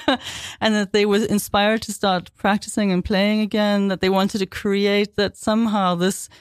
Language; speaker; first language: English; native; English